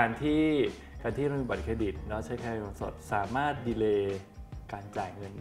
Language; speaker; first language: Thai; native; Thai